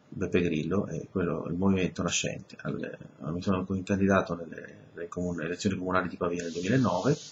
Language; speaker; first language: Italian; early bilingual, other home language; Spanish